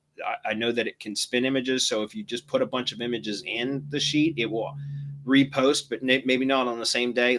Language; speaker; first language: English; native; English